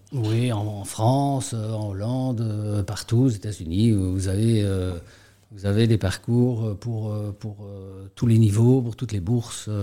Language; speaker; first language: French; native; French